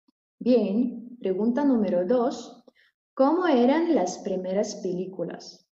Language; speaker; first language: Spanish; non-native, fluent; Russian